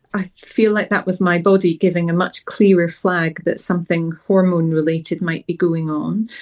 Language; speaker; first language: English; native; English